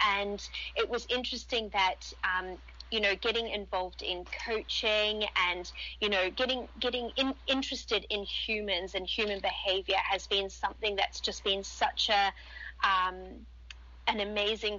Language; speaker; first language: English; native; English